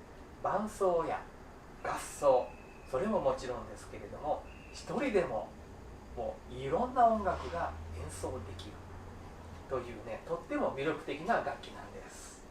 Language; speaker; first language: Japanese; native; Japanese